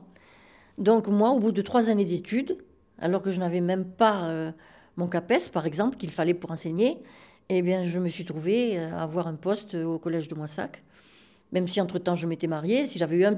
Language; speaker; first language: French; native; French